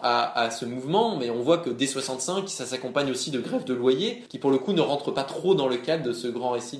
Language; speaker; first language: French; native; French